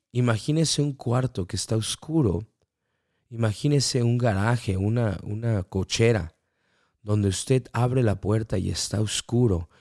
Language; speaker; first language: Spanish; early bilingual, heritage; Spanish